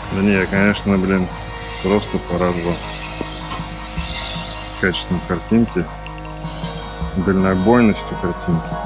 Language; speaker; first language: Russian; native; Russian